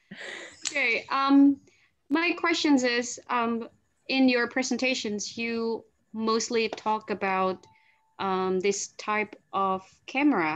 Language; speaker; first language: English; non-native, fluent; Indonesian